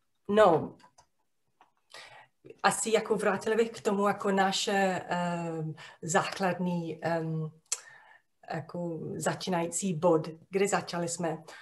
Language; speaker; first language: Czech; non-native, fluent; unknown